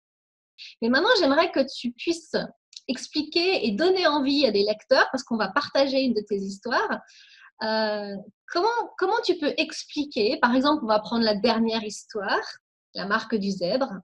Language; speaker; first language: French; native; French